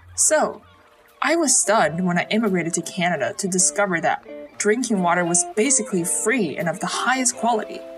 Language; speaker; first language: English; early bilingual, other home language; Chinese